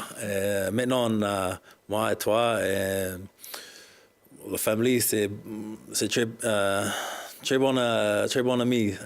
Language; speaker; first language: French; non-native, learner; English